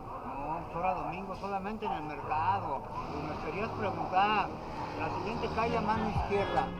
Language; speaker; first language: Spanish; native; Spanish